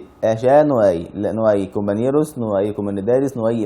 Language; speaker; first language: Spanish; non-native, learner; Arabic